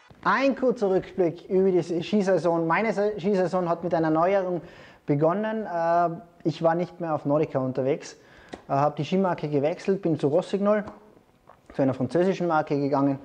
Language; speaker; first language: German; native; German